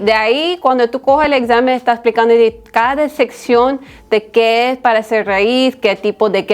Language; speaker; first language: Spanish; early bilingual, heritage; Spanish